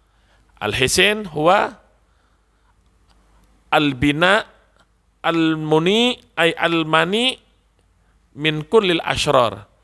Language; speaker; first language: Arabic; non-native, fluent; Indonesian